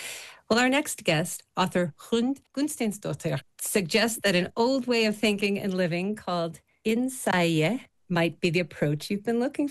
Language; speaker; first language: English; native; English